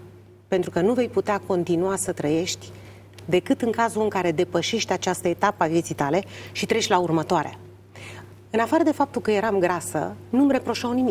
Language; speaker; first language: Romanian; native; Romanian